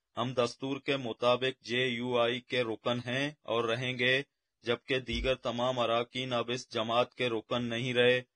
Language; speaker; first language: Urdu; non-native, local second language; Baluchi